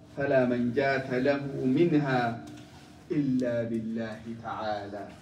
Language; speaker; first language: Arabic; non-native, local second language; Somali